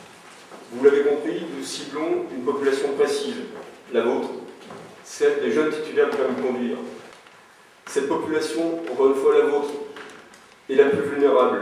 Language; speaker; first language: French; native; French